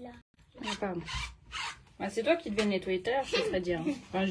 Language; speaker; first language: French; native; French